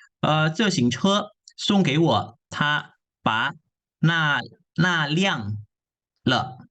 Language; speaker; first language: Chinese; non-native, fluent; Indonesian